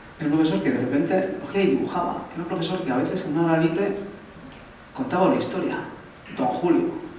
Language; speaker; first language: Spanish; native; Spanish